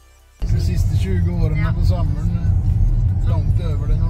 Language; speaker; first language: Swedish; native; Swedish